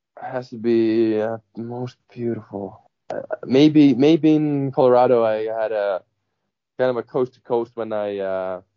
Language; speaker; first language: English; non-native, fluent; Finnish